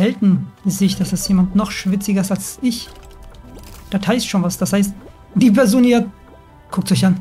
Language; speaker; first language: German; native; German